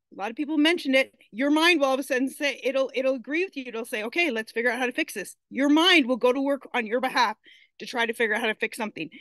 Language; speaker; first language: English; native; English